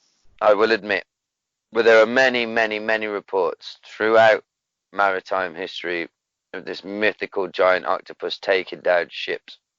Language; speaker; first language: English; native; English